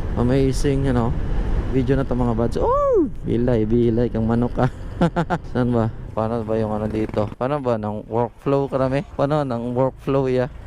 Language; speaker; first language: Filipino; non-native, local second language; Aklanon